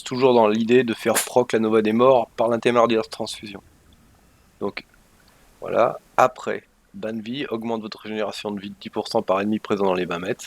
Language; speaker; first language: French; native; French